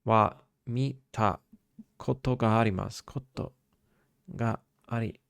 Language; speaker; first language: Japanese; non-native, learner; English